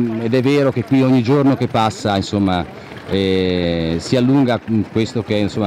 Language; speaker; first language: Italian; native; Italian